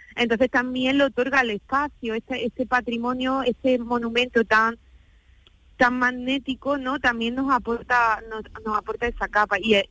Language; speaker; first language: Spanish; native; Spanish